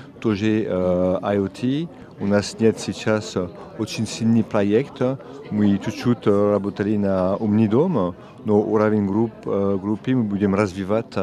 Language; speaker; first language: Russian; non-native, learner; French